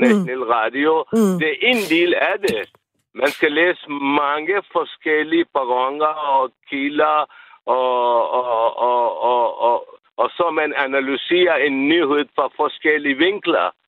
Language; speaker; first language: Danish; non-native, learner; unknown